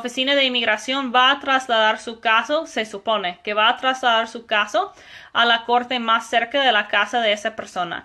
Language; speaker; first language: Spanish; non-native, fluent; English